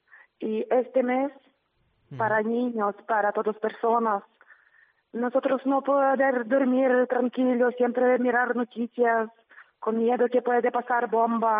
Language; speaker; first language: Spanish; non-native, learner; Ukrainian